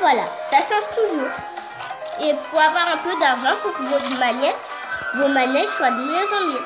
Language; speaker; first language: French; native; French